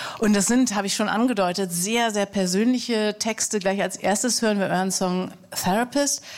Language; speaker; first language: German; native; German